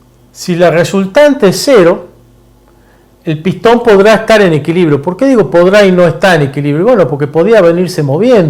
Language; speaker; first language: Spanish; native; Spanish